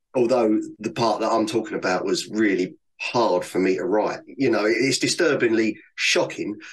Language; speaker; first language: English; native; English